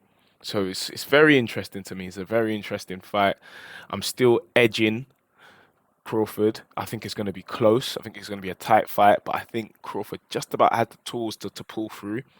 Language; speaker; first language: English; native; English